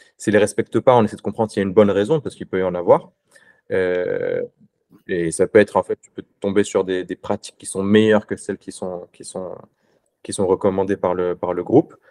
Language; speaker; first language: French; non-native, local second language; Arabic